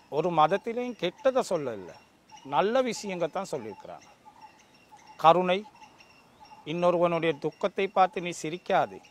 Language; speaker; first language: Tamil; non-native, local second language; Sinhala